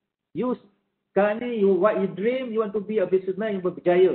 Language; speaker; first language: English; non-native, local second language; Malay